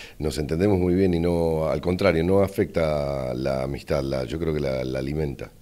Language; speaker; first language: Spanish; native; Spanish